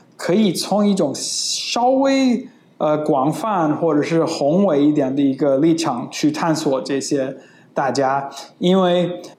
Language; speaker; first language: Chinese; non-native, fluent; English